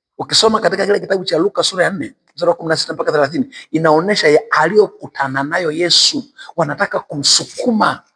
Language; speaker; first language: Swahili; native; Swahili